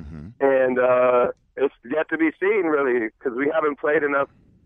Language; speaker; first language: English; native; English